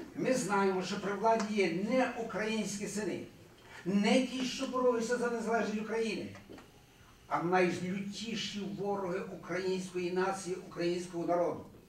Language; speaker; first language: Ukrainian; early bilingual, heritage; Ukrainian